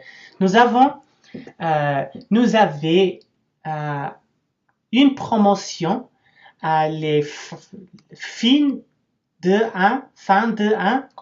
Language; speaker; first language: French; non-native, learner; English